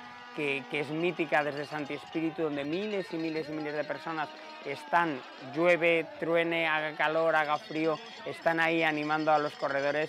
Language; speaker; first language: Spanish; native; Spanish